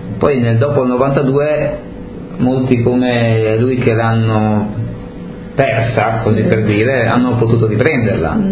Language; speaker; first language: Italian; native; Italian